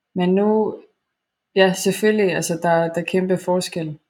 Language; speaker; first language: Danish; non-native, fluent; Estonian